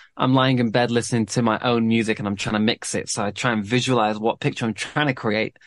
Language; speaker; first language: English; native; English